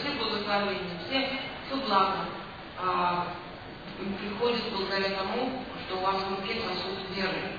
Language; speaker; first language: Russian; native; Russian